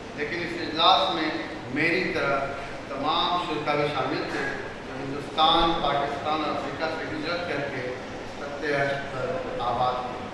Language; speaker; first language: Urdu; native; Urdu